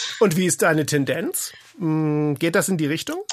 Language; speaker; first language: German; native; German